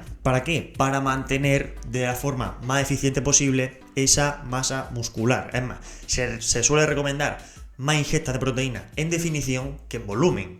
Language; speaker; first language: Spanish; native; Spanish